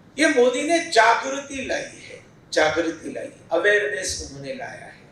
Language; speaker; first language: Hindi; non-native, local second language; Marathi